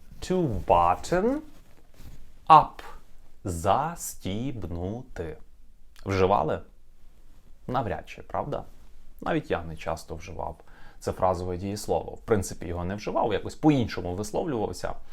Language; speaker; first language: Ukrainian; native; Ukrainian